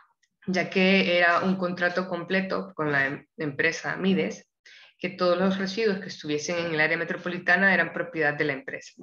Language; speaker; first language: Spanish; native; Spanish